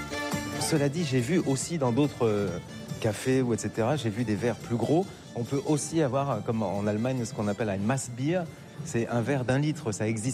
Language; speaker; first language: French; native; French